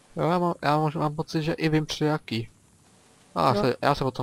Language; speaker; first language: Czech; native; Czech